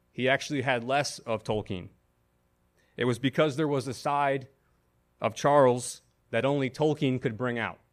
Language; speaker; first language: English; native; English